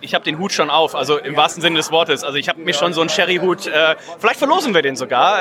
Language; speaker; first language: German; native; German